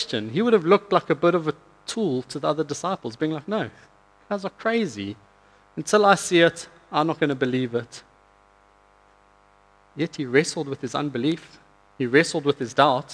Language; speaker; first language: English; native; English